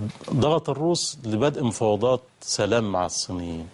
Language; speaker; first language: Arabic; native; Arabic